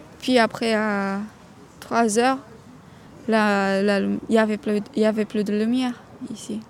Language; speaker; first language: French; non-native, learner; Romanian